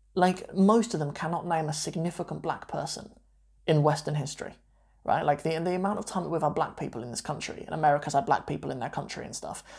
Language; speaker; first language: English; native; English